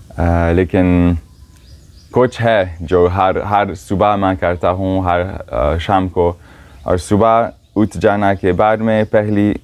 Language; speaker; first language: Hindi; non-native, learner; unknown